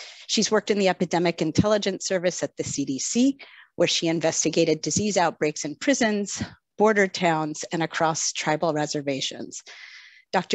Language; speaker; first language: English; native; English